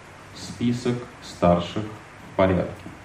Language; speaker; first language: Russian; native; Russian